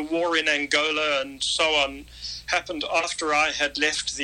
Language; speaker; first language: English; native; English